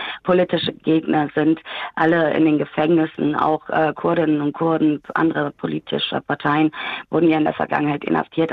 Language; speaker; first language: German; early bilingual, other home language; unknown